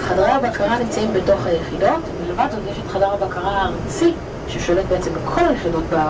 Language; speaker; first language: Hebrew; native; Hebrew